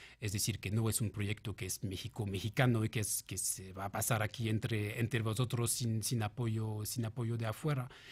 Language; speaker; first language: Spanish; non-native, fluent; French